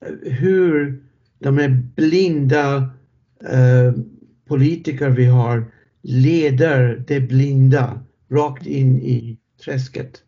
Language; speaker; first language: Swedish; non-native, fluent; English